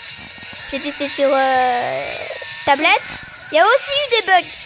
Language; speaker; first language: French; native; French